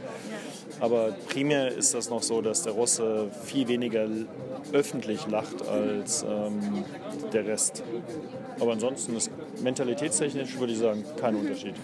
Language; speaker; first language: German; native; German